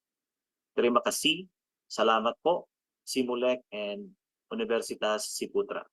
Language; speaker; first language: Indonesian; non-native, learner; Filipino